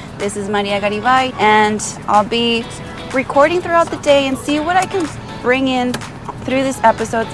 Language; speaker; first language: English; early bilingual, other home language; Spanish